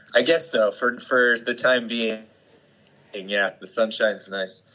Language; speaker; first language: English; native; English